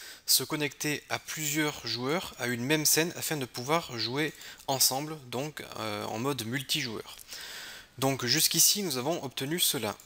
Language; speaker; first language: French; native; French